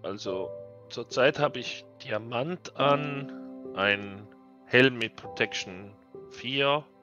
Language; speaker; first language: German; native; German